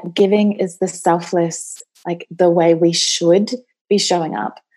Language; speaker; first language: English; native; English